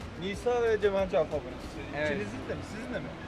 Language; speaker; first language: Turkish; native; Turkish